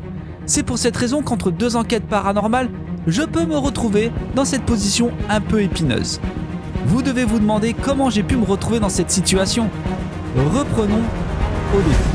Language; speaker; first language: French; native; French